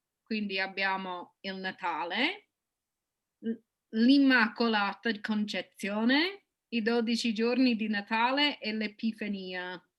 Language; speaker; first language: Italian; non-native, fluent; English